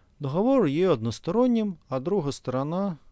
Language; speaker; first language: Ukrainian; non-native, fluent; Russian